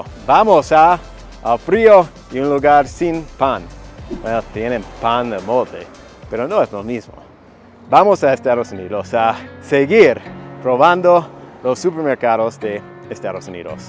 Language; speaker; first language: Spanish; non-native, fluent; English